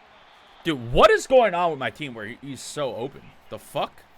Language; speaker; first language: English; native; English